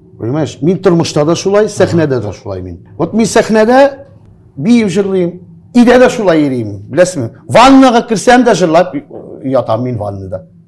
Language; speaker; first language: Tatar; non-native, local second language; Russian